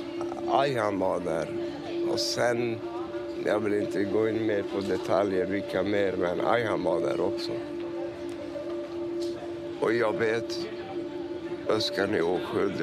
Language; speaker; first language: Swedish; non-native, fluent; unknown